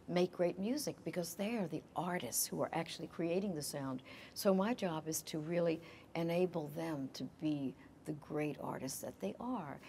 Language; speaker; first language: English; native; English